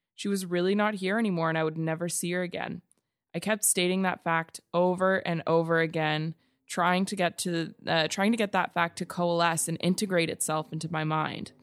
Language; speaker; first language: English; native; English